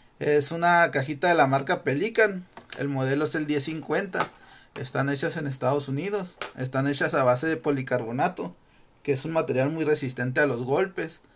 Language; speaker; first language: Spanish; native; Spanish